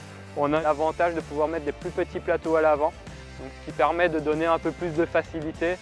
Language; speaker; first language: French; native; French